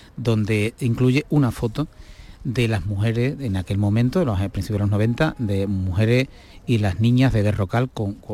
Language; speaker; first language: Spanish; native; Spanish